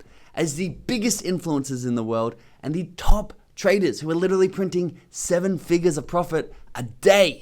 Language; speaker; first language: English; native; English